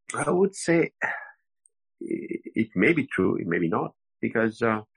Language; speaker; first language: English; non-native, fluent; French